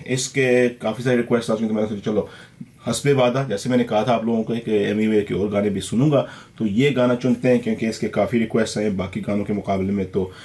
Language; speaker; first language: Urdu; early bilingual, other home language; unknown